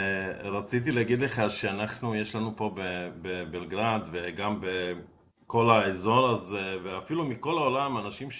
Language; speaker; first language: Hebrew; non-native, fluent; Serbian